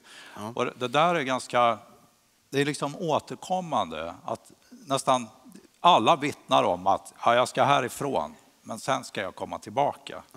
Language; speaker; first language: Swedish; native; Swedish